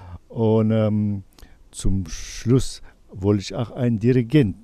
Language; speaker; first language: German; non-native, learner; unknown